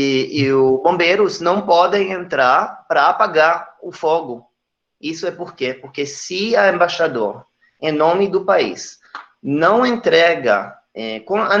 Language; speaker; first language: Portuguese; non-native, fluent; Hebrew